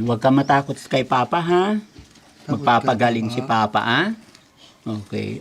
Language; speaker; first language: Filipino; native; Filipino